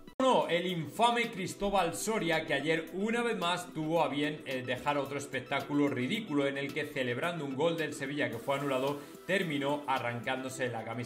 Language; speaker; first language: Spanish; native; Spanish